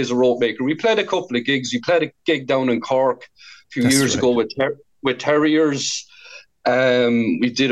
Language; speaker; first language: English; native; English